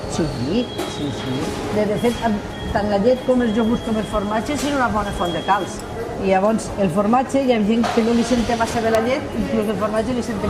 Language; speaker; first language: Catalan; native; Catalan